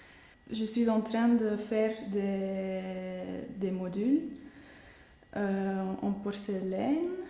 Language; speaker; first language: French; non-native, local second language; Dutch